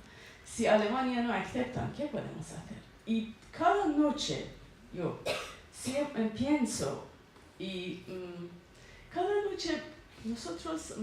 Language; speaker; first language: Spanish; non-native, learner; Persian